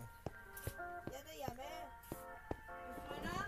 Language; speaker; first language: Spanish; native; Spanish